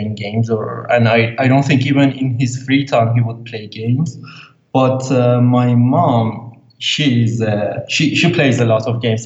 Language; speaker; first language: English; non-native, fluent; Persian